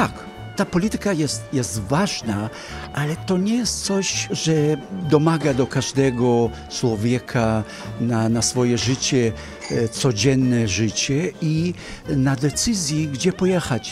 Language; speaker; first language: Polish; early bilingual, heritage; Polish